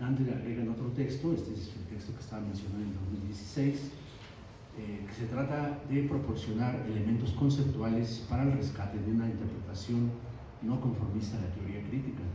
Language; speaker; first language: Spanish; native; Spanish